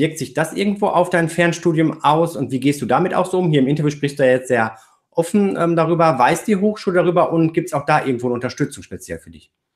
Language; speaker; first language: German; native; German